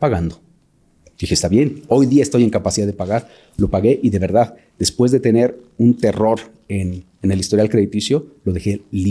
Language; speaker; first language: Spanish; native; Spanish